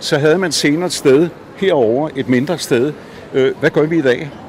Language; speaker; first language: Danish; native; Danish